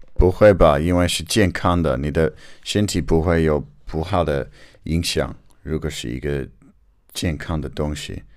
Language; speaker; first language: Chinese; non-native, learner; English